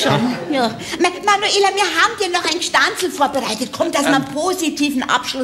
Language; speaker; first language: German; native; German